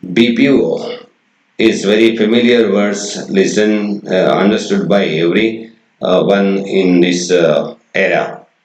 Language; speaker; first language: English; non-native, local second language; Kannada